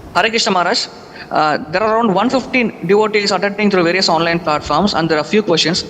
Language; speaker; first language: English; non-native, local second language; Tamil